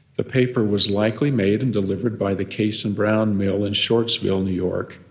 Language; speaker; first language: English; native; English